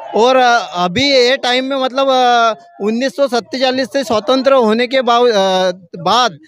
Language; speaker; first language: Hindi; non-native, local second language; Marathi